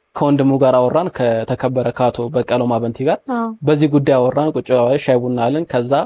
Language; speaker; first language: Amharic; native; Amharic